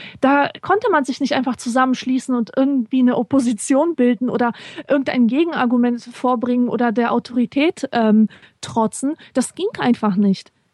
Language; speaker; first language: German; early bilingual, other home language; Polish